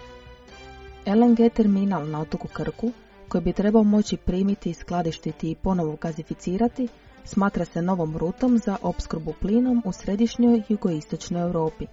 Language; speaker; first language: Croatian; native; Croatian